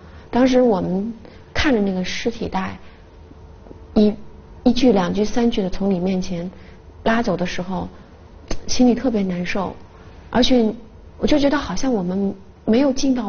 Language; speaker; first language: Chinese; native; Chinese